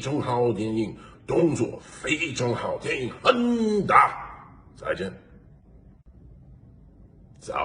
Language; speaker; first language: Chinese; non-native, learner; English